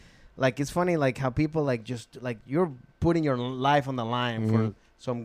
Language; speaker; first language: English; non-native, fluent; Spanish